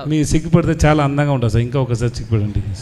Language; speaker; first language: Telugu; non-native, learner; Tamil